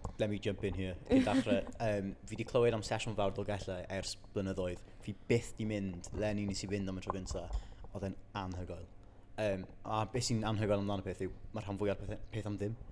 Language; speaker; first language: Welsh; native; Welsh